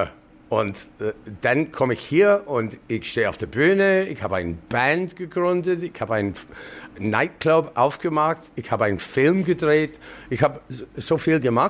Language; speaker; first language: German; non-native, fluent; English